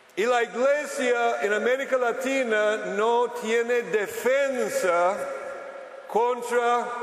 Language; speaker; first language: Spanish; non-native, fluent; English